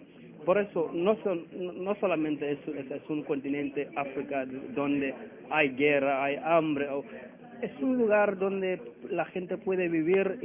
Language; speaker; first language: Spanish; non-native, learner; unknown